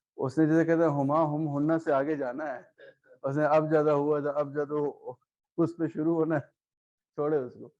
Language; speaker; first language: Urdu; non-native, local second language; Khowar